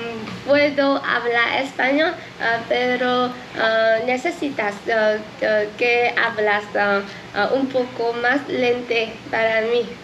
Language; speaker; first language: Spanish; non-native, learner; Japanese